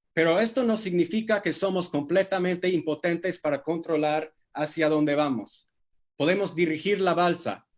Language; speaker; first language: Spanish; non-native, fluent; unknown